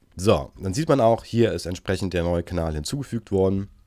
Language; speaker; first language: German; native; German